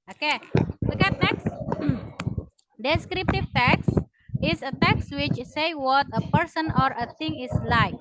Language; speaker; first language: English; non-native, learner; Indonesian